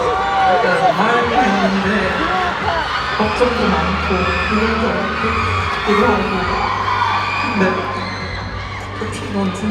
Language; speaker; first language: Korean; non-native, fluent; Filipino